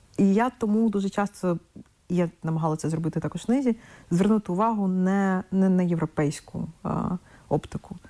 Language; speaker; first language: Ukrainian; non-native, local second language; Russian